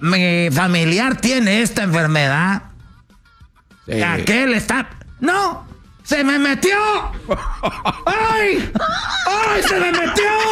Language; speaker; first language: Spanish; native; Spanish